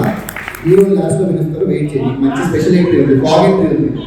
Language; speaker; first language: Telugu; native; Telugu